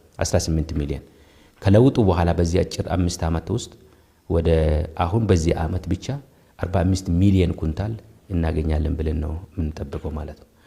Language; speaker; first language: Amharic; non-native, local second language; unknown